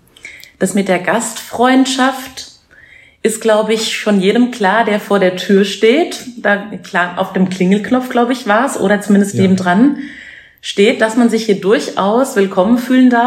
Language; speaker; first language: German; native; German